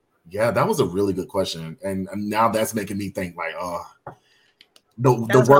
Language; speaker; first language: English; native; English